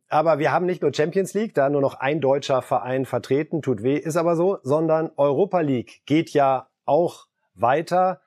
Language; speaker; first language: German; native; German